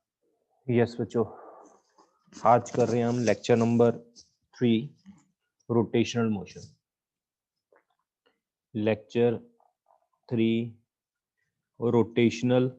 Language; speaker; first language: Hindi; native; Hindi